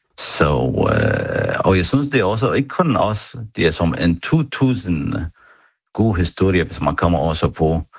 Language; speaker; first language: Danish; non-native, fluent; Arabic